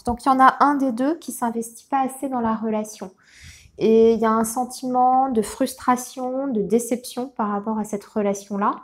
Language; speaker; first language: French; native; French